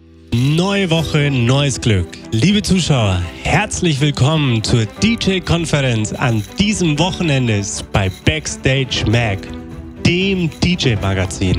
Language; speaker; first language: German; native; German